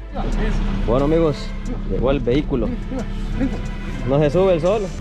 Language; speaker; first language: Spanish; native; Spanish